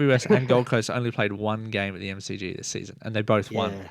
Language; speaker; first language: English; native; English